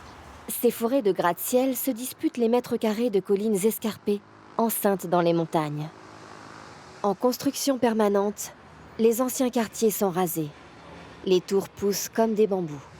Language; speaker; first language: French; native; French